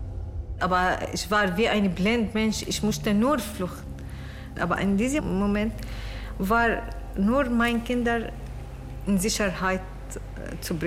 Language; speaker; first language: German; non-native, learner; Arabic